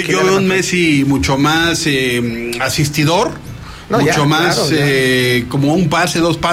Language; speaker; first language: Spanish; native; Spanish